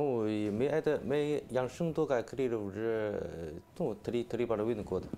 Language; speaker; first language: Russian; non-native, learner; Chinese